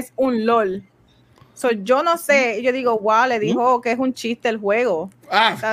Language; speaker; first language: Spanish; native; Spanish